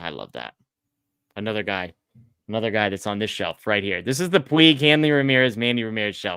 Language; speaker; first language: English; native; English